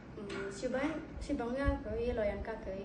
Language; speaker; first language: Cantonese; non-native, learner; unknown